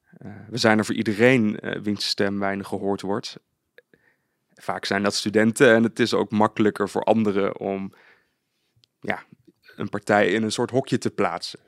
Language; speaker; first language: Dutch; native; Dutch